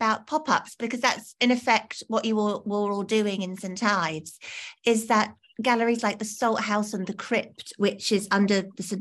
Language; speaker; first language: English; native; English